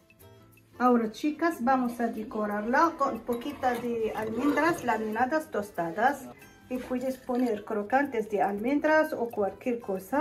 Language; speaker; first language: Spanish; non-native, fluent; Arabic